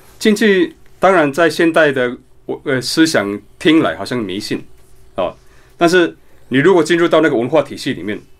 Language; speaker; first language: Chinese; non-native, local second language; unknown